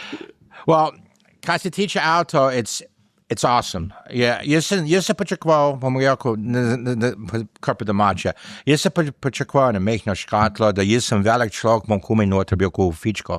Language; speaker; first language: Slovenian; early bilingual, heritage; English